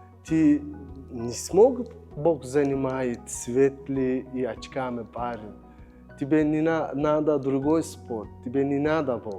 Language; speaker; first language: Russian; non-native, learner; Turkish